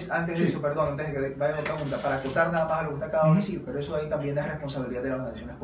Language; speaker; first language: Spanish; native; Spanish